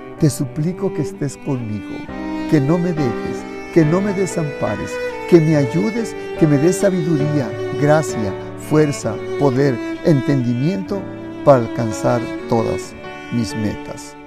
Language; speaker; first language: Spanish; native; Spanish